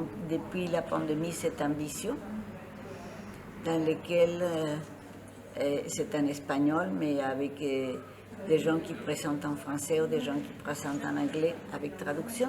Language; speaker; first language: French; non-native, fluent; Spanish